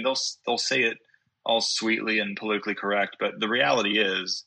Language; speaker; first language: English; native; English